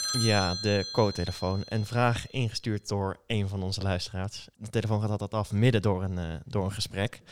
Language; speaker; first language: Dutch; native; Dutch